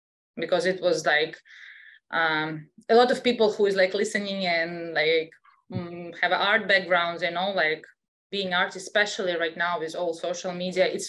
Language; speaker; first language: English; non-native, fluent; Russian